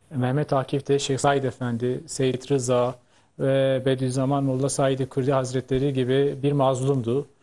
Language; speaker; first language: Turkish; non-native, local second language; Kurdish